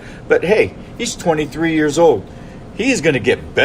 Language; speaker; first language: English; native; English